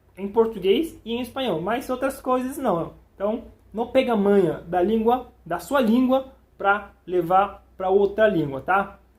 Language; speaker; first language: Portuguese; non-native, fluent; Spanish